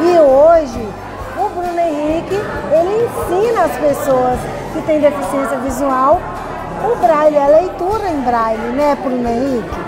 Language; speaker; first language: Portuguese; native; Portuguese